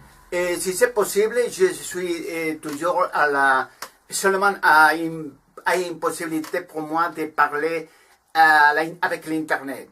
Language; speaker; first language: French; non-native, learner; Spanish